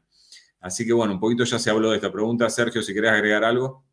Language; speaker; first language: Spanish; native; Spanish